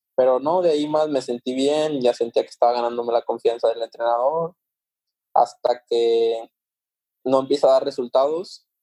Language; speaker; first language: Spanish; native; Spanish